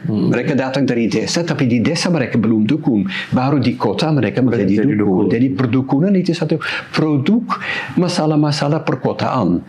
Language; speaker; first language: Indonesian; non-native, fluent; Dutch